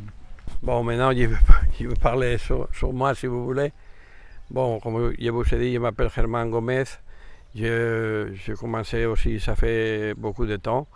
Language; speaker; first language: French; non-native, fluent; Spanish